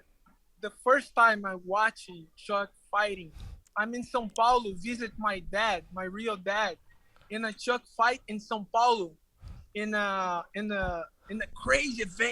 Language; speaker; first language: English; non-native, learner; Portuguese